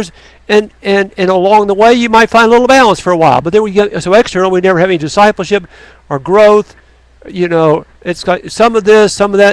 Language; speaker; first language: English; native; English